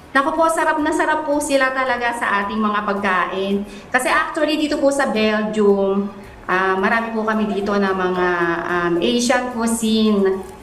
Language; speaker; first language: Filipino; native; Filipino